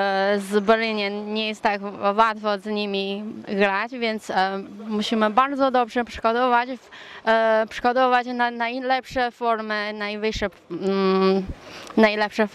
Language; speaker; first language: Polish; non-native, learner; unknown